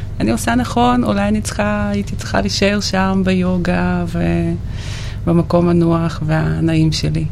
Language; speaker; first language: Hebrew; non-native, fluent; Russian